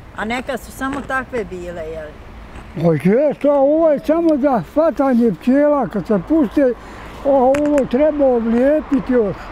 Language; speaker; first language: Bosnian; native; Bosnian